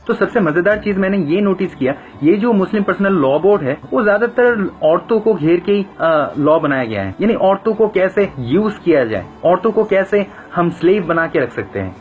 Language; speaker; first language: Hindi; non-native, fluent; Bangla